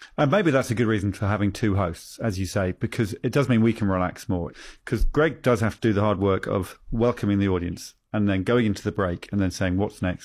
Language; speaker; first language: English; native; English